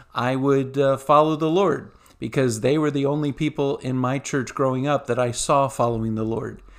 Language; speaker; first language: English; native; English